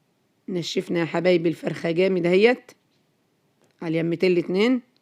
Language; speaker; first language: Arabic; native; Arabic